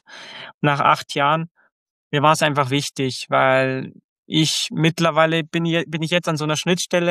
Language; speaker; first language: German; early bilingual, other home language; Croatian